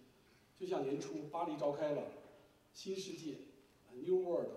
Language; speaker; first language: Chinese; native; Chinese